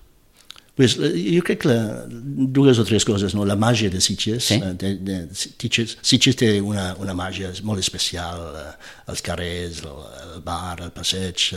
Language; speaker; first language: Catalan; non-native, fluent; English